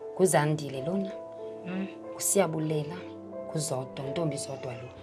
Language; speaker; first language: Zulu; non-native, local second language; Xhosa